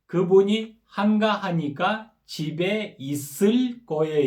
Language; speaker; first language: Korean; non-native, fluent; Kyrgyz